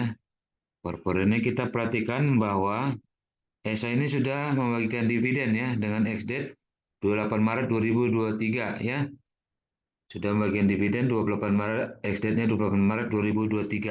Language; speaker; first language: Indonesian; native; Indonesian